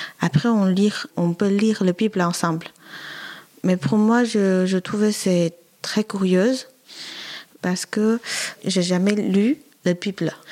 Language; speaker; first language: French; non-native, learner; Chinese